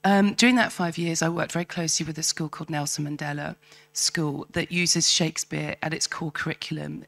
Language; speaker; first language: English; native; English